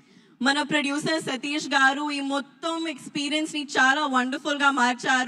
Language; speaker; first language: Telugu; non-native, learner; Hindi